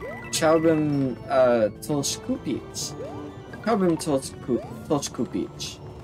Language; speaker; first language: Polish; non-native, learner; English